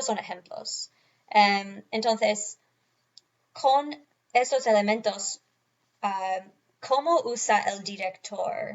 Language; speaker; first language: Spanish; non-native, fluent; English